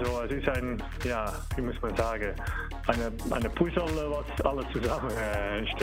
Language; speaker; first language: German; non-native, learner; Dutch